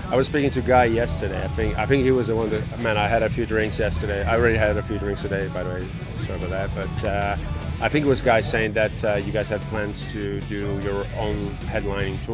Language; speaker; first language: English; non-native, fluent; Portuguese